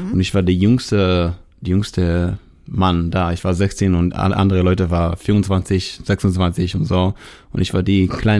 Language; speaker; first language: German; non-native, learner; Hebrew